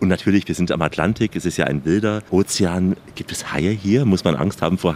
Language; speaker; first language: German; native; German